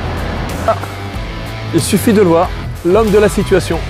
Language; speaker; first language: French; native; French